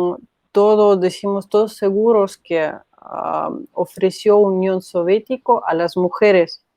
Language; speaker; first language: Spanish; non-native, fluent; Russian